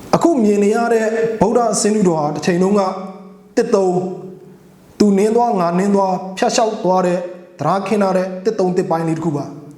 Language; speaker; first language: Burmese; non-native, local second language; Mon